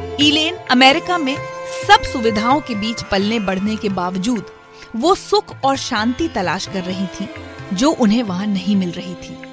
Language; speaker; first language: Hindi; native; Hindi